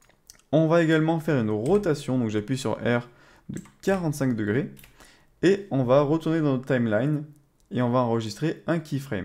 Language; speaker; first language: French; native; French